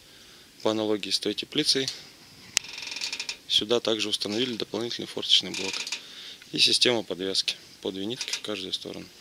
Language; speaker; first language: Russian; native; Russian